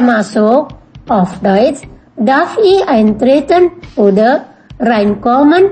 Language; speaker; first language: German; non-native, fluent; Indonesian